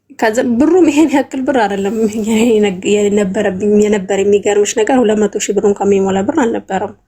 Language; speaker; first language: Amharic; non-native, local second language; Oromo